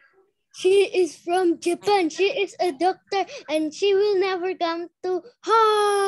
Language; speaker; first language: English; non-native, learner; Indonesian